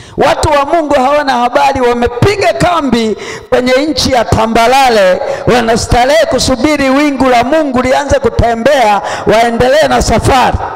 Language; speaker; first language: Swahili; non-native, local second language; Sukuma